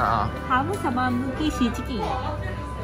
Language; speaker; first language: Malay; non-native, fluent; Japanese